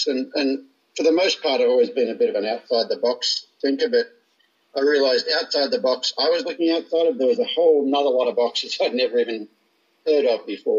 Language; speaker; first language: English; native; English